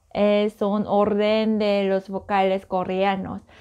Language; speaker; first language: Spanish; non-native, learner; Korean